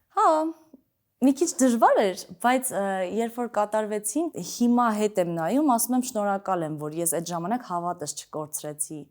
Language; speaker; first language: Armenian; early bilingual, other home language; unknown